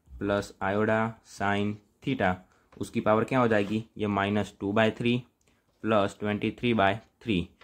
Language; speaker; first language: Hindi; non-native, local second language; Gujarati